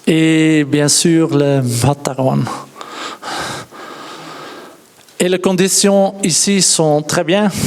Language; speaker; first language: French; non-native, learner; Dutch